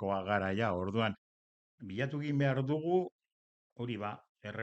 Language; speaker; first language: Basque; non-native, local second language; Spanish